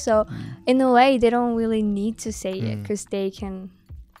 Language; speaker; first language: English; non-native, fluent; Japanese